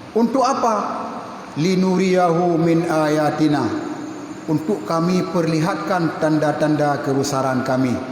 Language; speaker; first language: Malay; non-native, local second language; Achinese